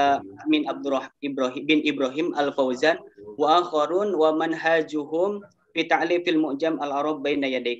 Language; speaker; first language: Arabic; non-native, learner; Indonesian